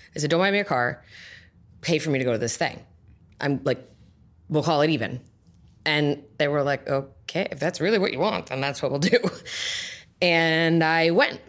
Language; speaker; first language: English; native; English